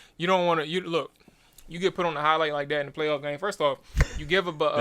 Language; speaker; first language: English; native; English